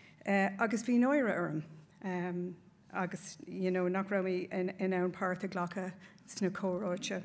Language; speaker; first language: Irish; non-native, local second language; English